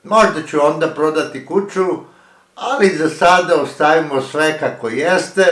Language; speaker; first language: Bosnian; early bilingual, heritage; Croatian